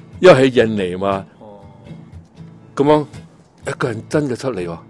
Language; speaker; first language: Cantonese; native; Cantonese